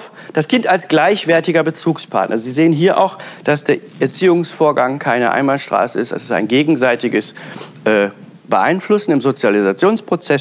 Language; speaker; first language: German; native; German